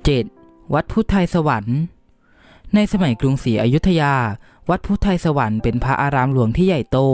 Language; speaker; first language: Thai; native; Thai